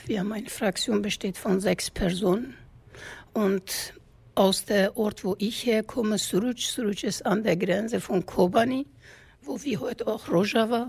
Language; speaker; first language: German; non-native, fluent; Kurdish